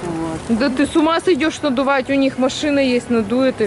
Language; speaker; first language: Russian; native; Russian